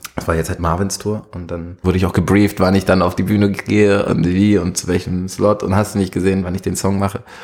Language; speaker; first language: German; early bilingual, other home language; Arabic